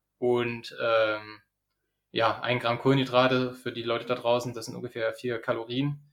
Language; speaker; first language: German; native; German